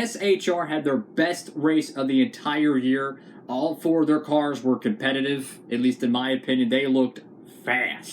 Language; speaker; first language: English; native; English